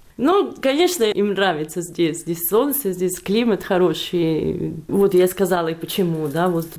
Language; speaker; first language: Russian; non-native, fluent; Catalan